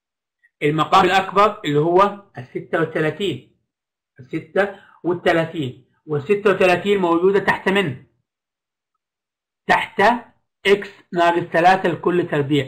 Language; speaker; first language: Arabic; native; Arabic